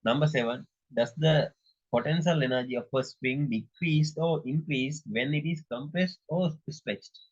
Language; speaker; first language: English; non-native, local second language; Sinhala